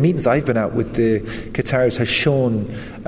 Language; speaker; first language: English; native; English